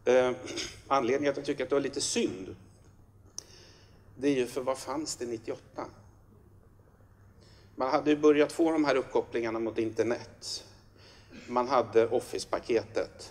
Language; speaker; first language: Swedish; native; Swedish